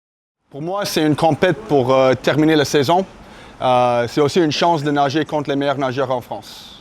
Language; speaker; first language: French; non-native, fluent; English